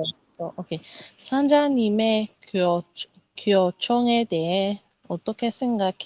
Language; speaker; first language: Korean; non-native, learner; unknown